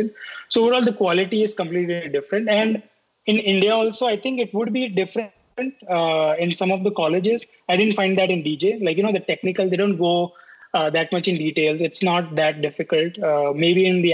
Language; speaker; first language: English; non-native, local second language; Hindi